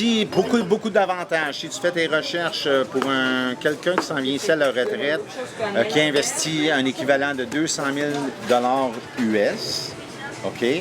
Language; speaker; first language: French; native; French